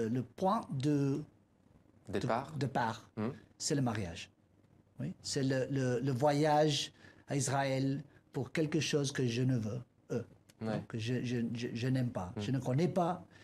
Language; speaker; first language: French; non-native, learner; Spanish